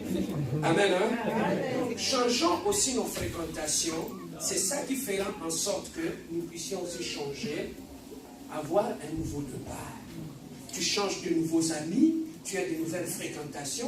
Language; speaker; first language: French; non-native, local second language; Lingala